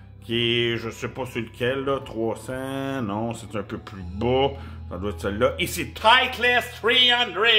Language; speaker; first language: French; native; French